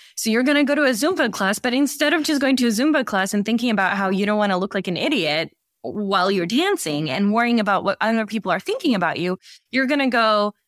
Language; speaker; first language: English; early bilingual, other home language; Bosnian